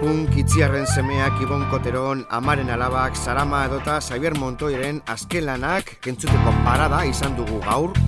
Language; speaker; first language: Basque; native; Basque